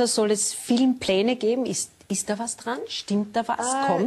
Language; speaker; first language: German; native; German